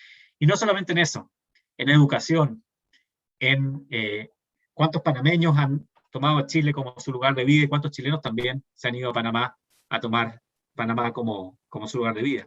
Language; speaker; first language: Spanish; native; Spanish